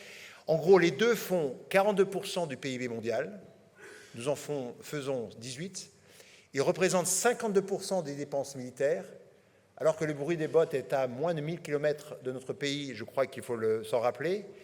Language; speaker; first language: French; native; French